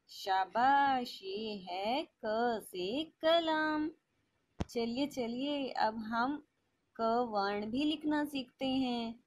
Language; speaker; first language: Hindi; native; Hindi